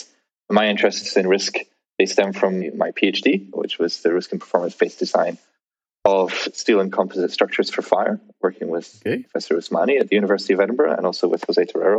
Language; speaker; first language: English; native; English